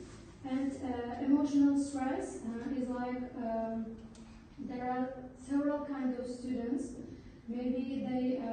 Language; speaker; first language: English; non-native, learner; Uzbek